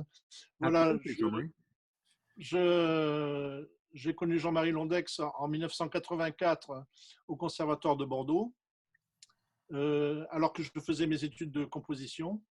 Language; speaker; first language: French; native; French